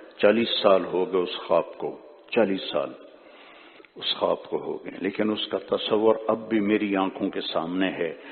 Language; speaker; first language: Urdu; non-native, local second language; Punjabi